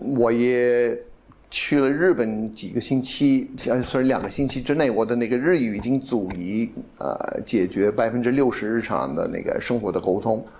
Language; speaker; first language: Chinese; non-native, fluent; English